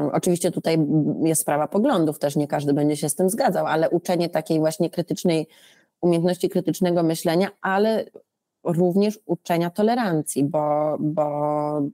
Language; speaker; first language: Polish; early bilingual, heritage; Polish